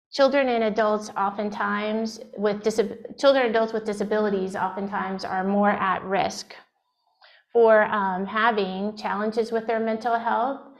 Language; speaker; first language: English; native; English